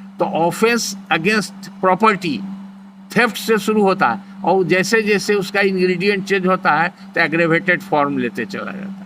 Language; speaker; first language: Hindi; native; Hindi